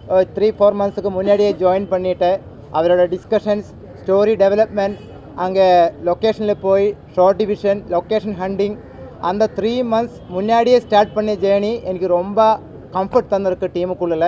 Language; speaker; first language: Tamil; non-native, local second language; Malayalam